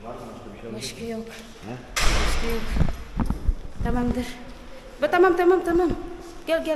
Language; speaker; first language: Turkish; non-native, learner; Filipino